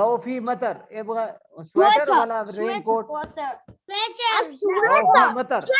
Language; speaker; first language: Arabic; non-native, learner; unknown